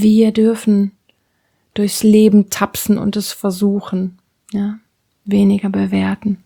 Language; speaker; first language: German; native; German